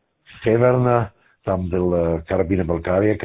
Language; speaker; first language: Russian; non-native, learner; German